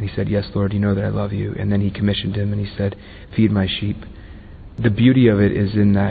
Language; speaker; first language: English; native; English